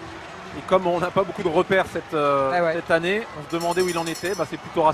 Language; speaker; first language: French; native; French